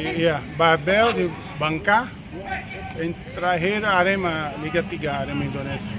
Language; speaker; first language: Indonesian; non-native, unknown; Portuguese